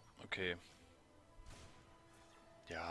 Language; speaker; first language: German; native; German